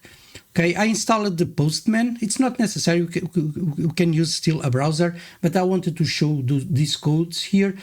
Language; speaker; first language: English; non-native, fluent; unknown